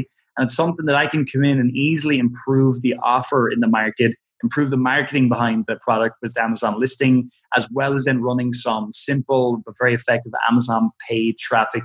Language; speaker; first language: English; native; English